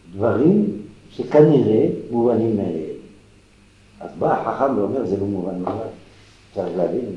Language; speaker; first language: Hebrew; non-native, fluent; French